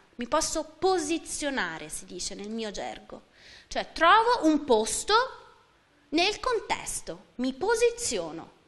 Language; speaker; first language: Italian; native; Italian